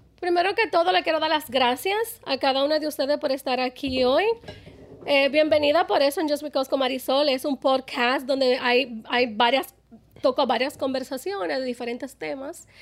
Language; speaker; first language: Spanish; early bilingual, other home language; English